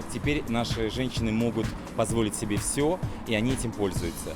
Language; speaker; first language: Russian; native; Russian